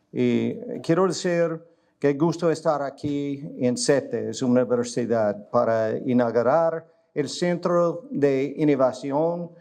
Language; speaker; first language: Spanish; non-native, learner; English